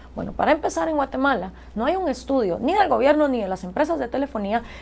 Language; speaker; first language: Spanish; native; Spanish